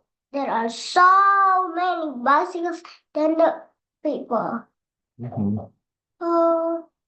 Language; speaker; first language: English; non-native, learner; Indonesian